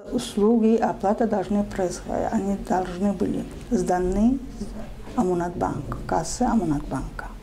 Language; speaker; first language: Russian; non-native, local second language; Tajik